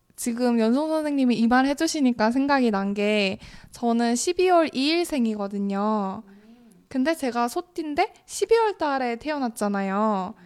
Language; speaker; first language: Korean; native; Korean